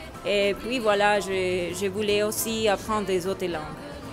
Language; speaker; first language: French; non-native, fluent; Spanish